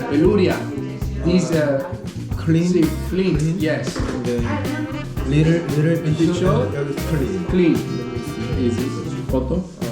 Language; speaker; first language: English; non-native, learner; Italian